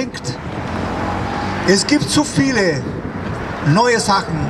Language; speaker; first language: German; non-native, fluent; Spanish